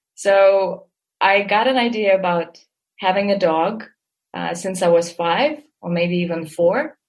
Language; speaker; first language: English; non-native, fluent; Russian